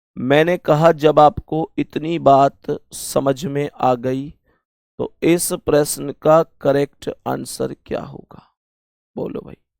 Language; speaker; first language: Hindi; native; Hindi